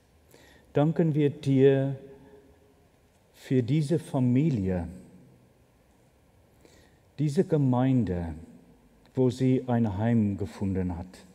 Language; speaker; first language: German; non-native, fluent; Afrikaans